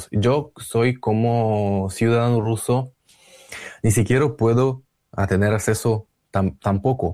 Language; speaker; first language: Spanish; non-native, learner; Russian